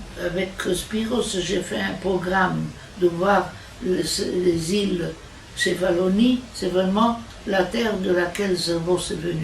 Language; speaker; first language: French; non-native, fluent; Italian